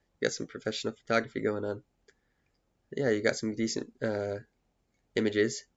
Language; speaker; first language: English; native; English